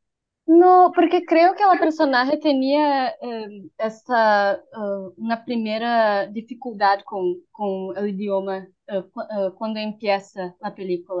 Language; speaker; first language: Spanish; non-native, learner; Portuguese